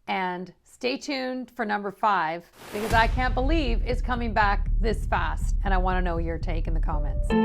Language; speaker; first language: English; native; English